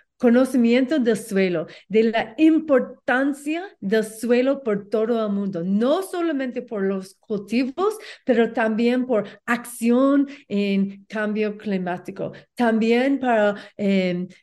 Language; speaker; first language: Spanish; non-native, learner; English